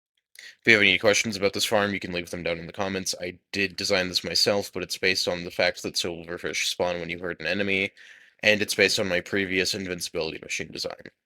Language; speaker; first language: English; native; English